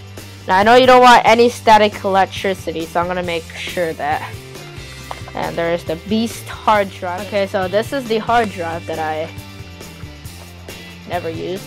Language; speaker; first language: English; native; English